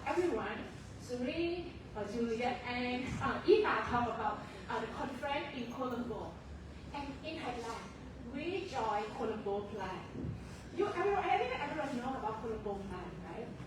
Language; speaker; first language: English; non-native, fluent; Thai